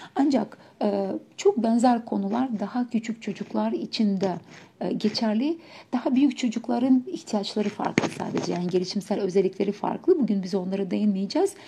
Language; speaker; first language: Turkish; non-native, fluent; Ukrainian